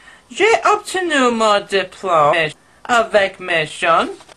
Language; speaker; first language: French; non-native, learner; English